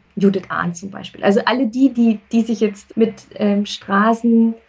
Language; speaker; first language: German; native; German